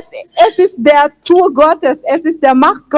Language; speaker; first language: German; non-native, fluent; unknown